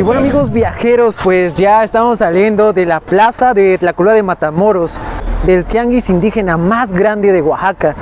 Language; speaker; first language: Spanish; native; Spanish